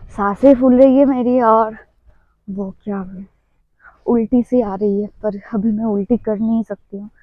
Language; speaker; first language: Hindi; non-native, local second language; Bangla